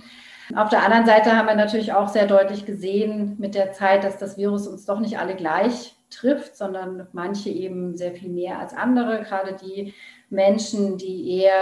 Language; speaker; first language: German; native; German